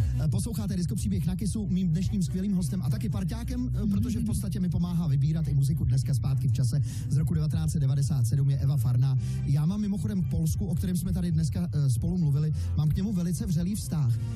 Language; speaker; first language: Czech; native; Czech